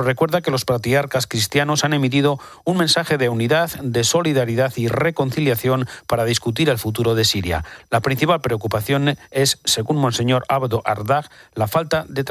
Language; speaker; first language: Spanish; native; Spanish